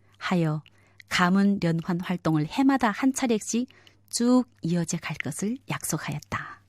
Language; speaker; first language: Korean; native; Korean